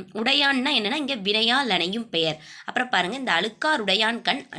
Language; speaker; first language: Tamil; native; Tamil